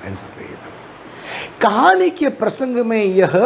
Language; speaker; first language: Hindi; non-native, local second language; Malayalam